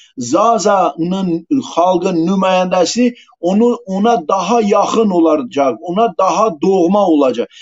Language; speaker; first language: Azerbaijani; non-native, local second language; Talysh